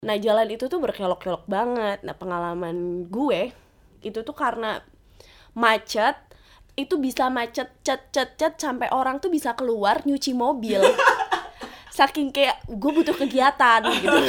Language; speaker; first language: Indonesian; native; Indonesian